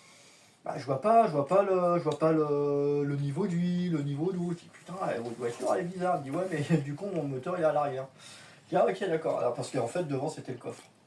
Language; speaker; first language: French; native; French